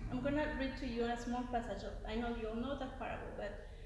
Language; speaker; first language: English; non-native, fluent; Spanish